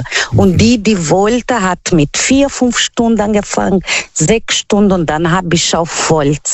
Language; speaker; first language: German; non-native, learner; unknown